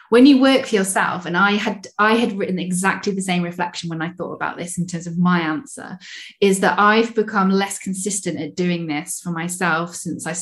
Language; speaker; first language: English; native; English